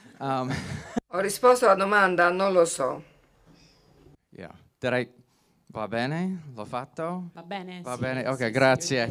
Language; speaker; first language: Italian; non-native, learner; English